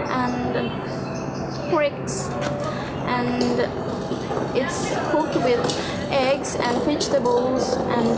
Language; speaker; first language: English; non-native, learner; Indonesian